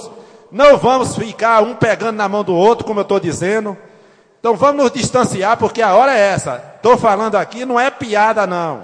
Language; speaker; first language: Portuguese; native; Portuguese